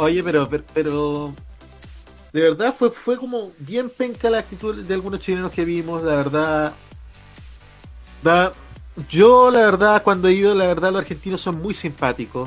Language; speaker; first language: Spanish; native; Spanish